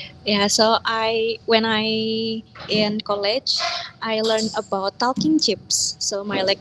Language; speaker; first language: English; non-native, learner; Indonesian